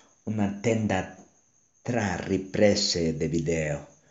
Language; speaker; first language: Italian; non-native, learner; Spanish